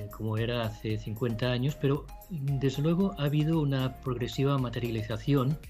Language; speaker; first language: Spanish; native; Spanish